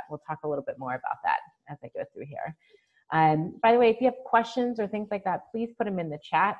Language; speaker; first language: English; native; English